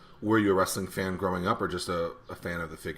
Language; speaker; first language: English; native; English